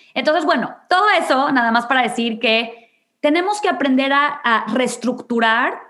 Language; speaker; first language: Spanish; native; Spanish